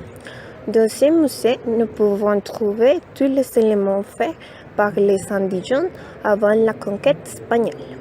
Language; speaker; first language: French; non-native, learner; Spanish